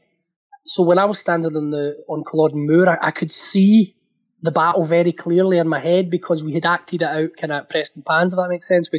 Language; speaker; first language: English; native; English